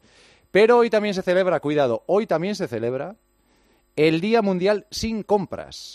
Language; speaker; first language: Spanish; native; Spanish